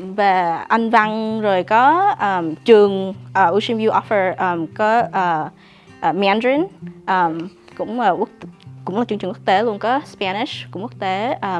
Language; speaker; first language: Vietnamese; early bilingual, heritage; Vietnamese